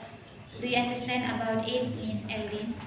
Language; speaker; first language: English; non-native, learner; Indonesian